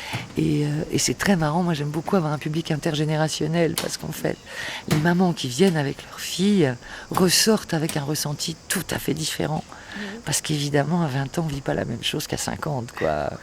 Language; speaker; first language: French; native; French